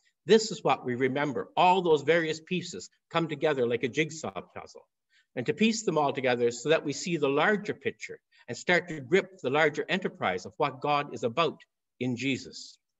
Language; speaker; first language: English; native; English